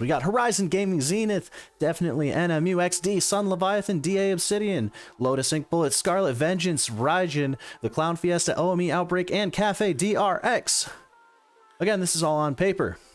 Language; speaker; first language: English; native; English